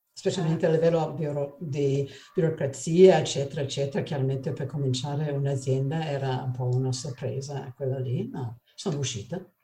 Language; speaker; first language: Italian; non-native, fluent; English